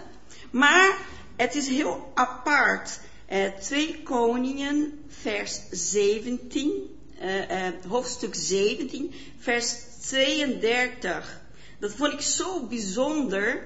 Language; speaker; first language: Dutch; non-native, fluent; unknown